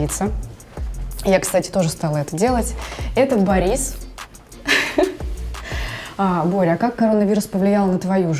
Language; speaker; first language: Russian; native; Russian